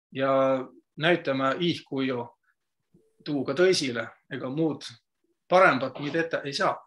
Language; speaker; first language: Estonian; non-native, local second language; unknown